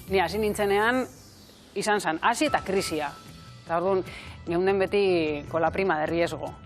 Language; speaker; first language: Basque; non-native, local second language; Spanish